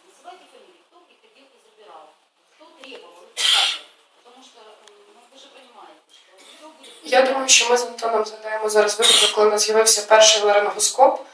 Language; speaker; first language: Ukrainian; native; Ukrainian